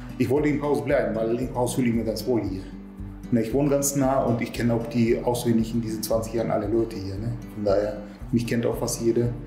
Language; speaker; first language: German; non-native, fluent; Russian